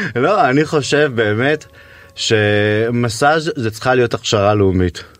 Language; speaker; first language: Hebrew; native; Hebrew